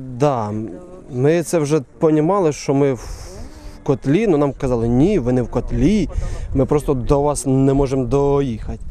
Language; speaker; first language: Ukrainian; native; Ukrainian